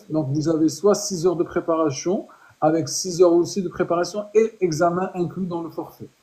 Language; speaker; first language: French; native; French